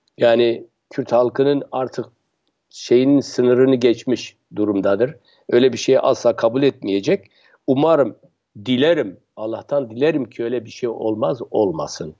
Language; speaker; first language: Turkish; non-native, local second language; Kurdish